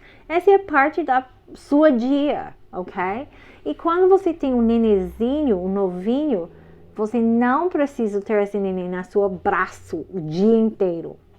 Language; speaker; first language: Portuguese; non-native, fluent; English